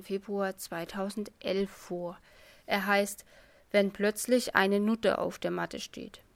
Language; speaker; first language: German; native; German